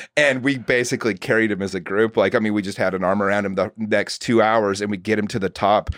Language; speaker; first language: English; native; English